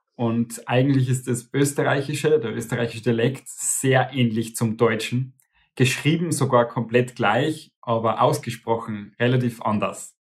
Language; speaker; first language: German; native; German